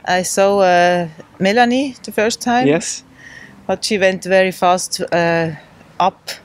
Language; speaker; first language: English; non-native, learner; German